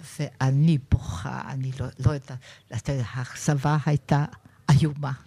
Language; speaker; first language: Hebrew; non-native, fluent; German